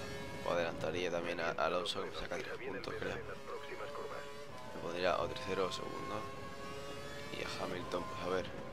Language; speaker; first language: Spanish; native; Spanish